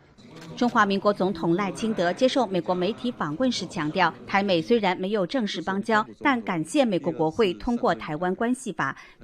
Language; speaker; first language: Chinese; native; Chinese